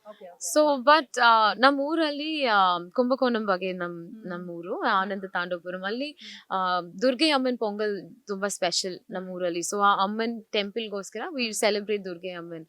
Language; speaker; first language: Kannada; non-native, learner; Tamil